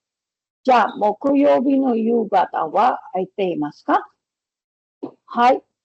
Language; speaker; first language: Japanese; non-native, fluent; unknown